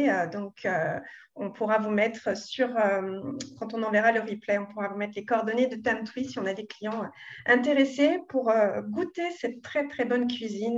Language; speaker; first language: French; native; French